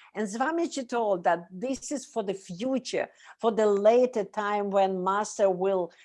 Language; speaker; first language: English; non-native, learner; Russian